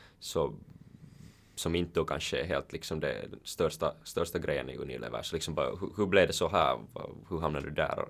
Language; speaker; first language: Swedish; native; Swedish